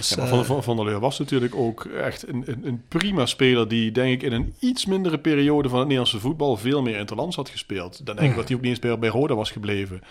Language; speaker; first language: Dutch; native; Dutch